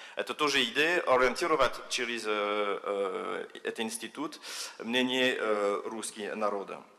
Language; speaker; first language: Russian; non-native, fluent; French